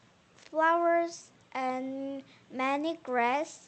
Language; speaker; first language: English; non-native, learner; Korean